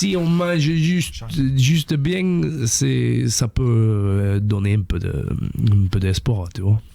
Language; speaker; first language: French; non-native, fluent; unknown